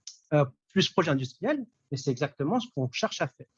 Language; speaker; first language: French; native; French